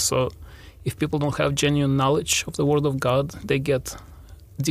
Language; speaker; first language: English; non-native, fluent; Russian